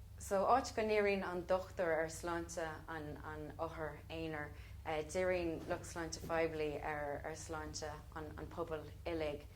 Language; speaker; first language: Irish; non-native, local second language; English